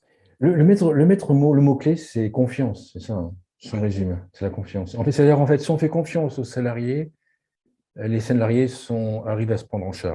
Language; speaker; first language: French; native; French